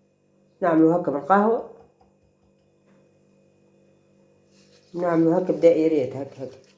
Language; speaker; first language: Arabic; native; Arabic